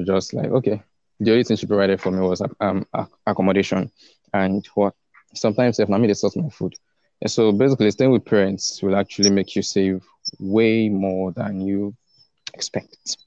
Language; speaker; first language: English; non-native, local second language; Yoruba